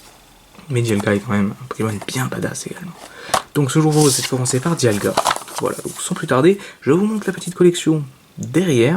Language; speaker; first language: French; native; French